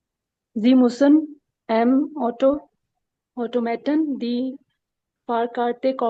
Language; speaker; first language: German; non-native, learner; Urdu